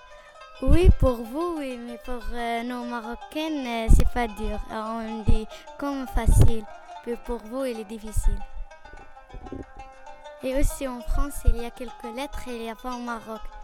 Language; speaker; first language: French; non-native, learner; Arabic